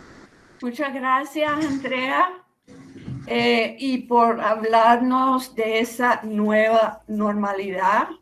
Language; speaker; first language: Spanish; non-native, fluent; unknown